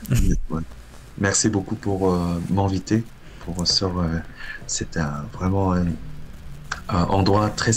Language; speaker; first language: French; non-native, learner; Korean